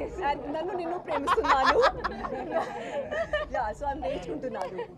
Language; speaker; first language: Telugu; non-native, learner; Hindi